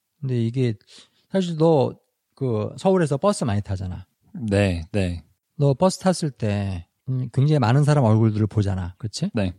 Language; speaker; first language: Korean; native; Korean